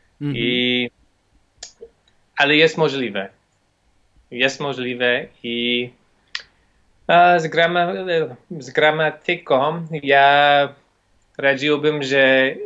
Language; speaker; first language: Polish; non-native, learner; English